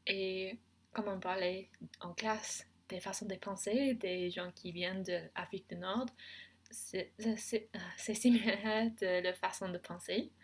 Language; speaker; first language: French; non-native, learner; English